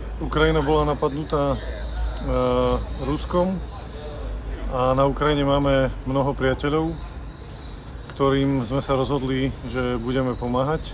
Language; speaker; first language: Ukrainian; non-native, learner; Slovak